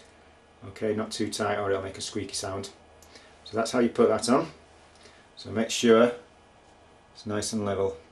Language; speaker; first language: English; native; English